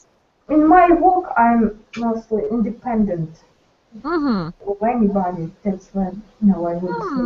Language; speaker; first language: English; non-native, learner; Russian